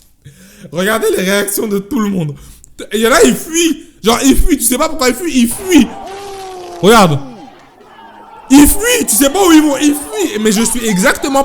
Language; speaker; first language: French; native; French